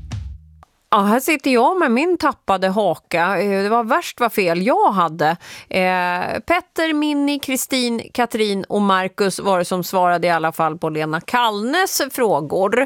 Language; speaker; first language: Swedish; native; Swedish